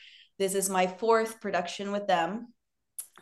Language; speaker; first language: English; non-native, fluent; Portuguese